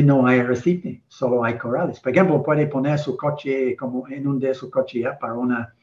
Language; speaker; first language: Spanish; non-native, learner; English